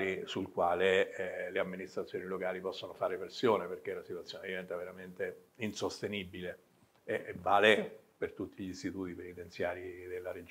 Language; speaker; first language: Italian; native; Italian